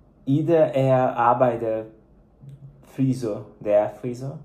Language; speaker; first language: Danish; non-native, learner; Portuguese